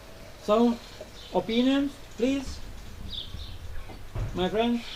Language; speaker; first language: English; non-native, learner; Romanian